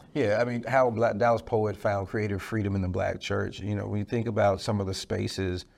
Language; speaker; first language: English; native; English